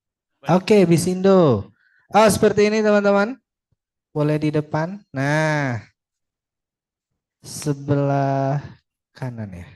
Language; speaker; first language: Indonesian; native; Indonesian